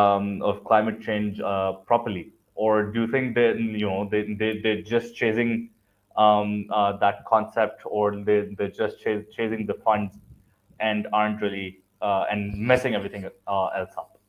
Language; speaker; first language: English; non-native, local second language; Urdu